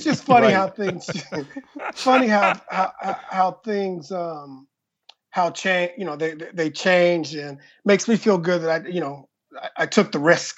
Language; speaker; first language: English; native; English